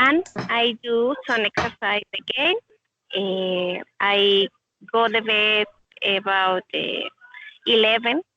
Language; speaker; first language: English; non-native, learner; Spanish